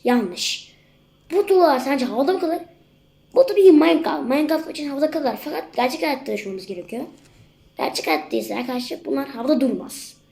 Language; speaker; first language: Turkish; native; Turkish